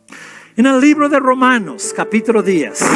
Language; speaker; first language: Spanish; non-native, fluent; English